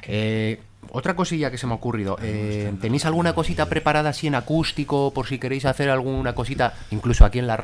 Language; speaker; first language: Spanish; native; Spanish